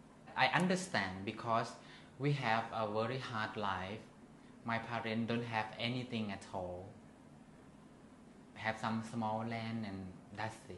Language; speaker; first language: English; non-native, learner; Thai